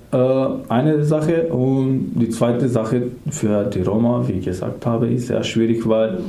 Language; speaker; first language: German; non-native, learner; Macedonian